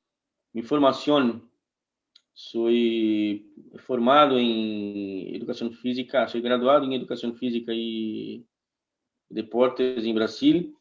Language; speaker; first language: Spanish; non-native, fluent; Portuguese